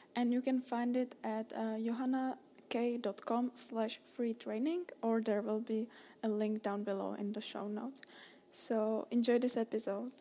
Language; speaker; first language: English; non-native, fluent; Czech